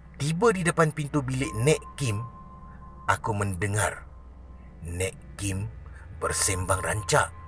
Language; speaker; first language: Malay; native; Malay